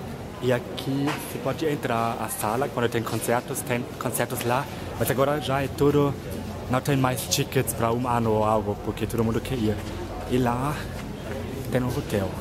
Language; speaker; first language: Portuguese; non-native, fluent; German